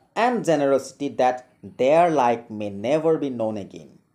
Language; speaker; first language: English; non-native, local second language; Assamese